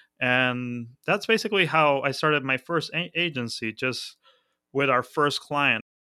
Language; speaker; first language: English; non-native, fluent; Spanish